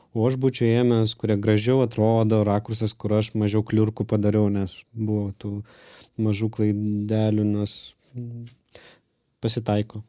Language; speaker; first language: Lithuanian; non-native, local second language; Russian